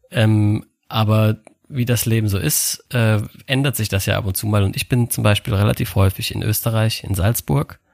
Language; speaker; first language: German; native; German